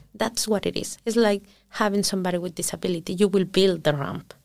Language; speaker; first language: English; early bilingual, other home language; Spanish